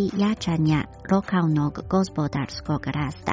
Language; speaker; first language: Croatian; non-native, fluent; Chinese